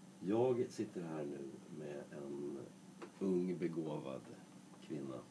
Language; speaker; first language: Swedish; native; Swedish